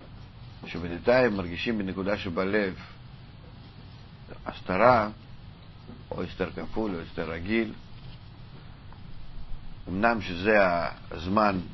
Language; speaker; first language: Hebrew; non-native, fluent; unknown